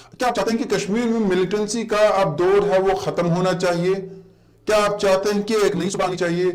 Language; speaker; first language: Urdu; non-native, local second language; Kashmiri